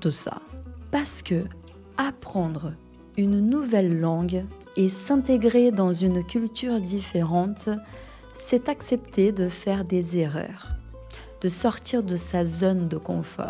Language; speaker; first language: French; non-native, fluent; Portuguese